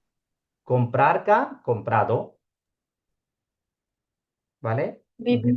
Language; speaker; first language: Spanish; non-native, fluent; Urdu